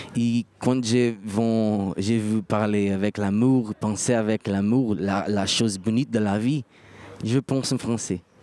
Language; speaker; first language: French; non-native, learner; Portuguese